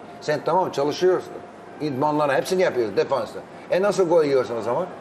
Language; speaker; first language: Turkish; non-native, fluent; Albanian